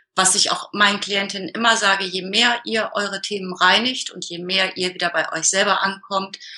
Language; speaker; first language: German; native; German